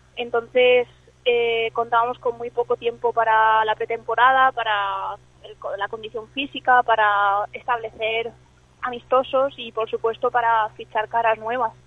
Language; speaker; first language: Spanish; early bilingual, other home language; English